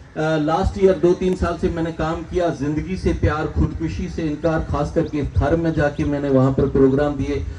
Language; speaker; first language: Urdu; non-native, local second language; Sindhi